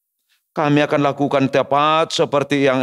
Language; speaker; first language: Indonesian; native; Indonesian